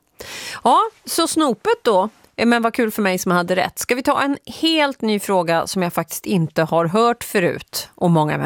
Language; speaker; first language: Swedish; native; Swedish